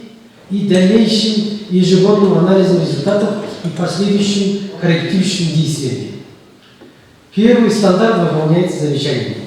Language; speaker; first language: Russian; non-native, local second language; Kazakh